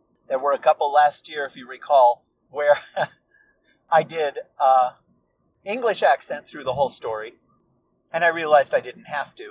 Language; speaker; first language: English; native; English